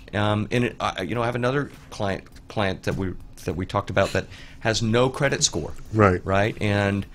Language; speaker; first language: English; native; English